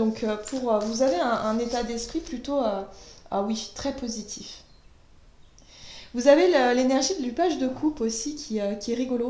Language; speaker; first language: French; native; French